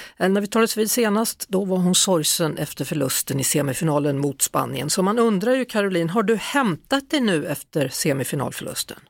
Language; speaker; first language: Swedish; native; Swedish